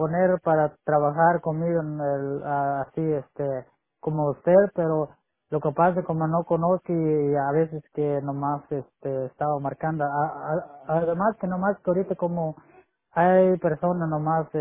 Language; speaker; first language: Spanish; non-native, local second language; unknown